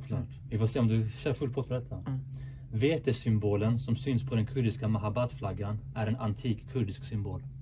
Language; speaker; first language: Swedish; native; Swedish